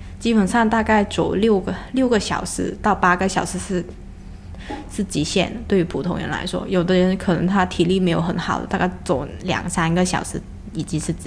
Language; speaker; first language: Chinese; non-native, local second language; Cantonese